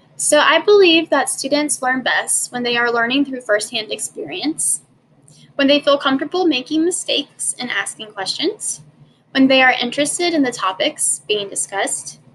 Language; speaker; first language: English; native; English